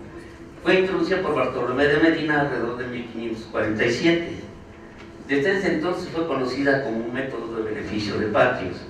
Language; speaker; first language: Spanish; native; Spanish